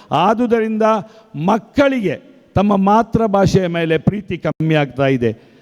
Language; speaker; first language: Kannada; non-native, local second language; Konkani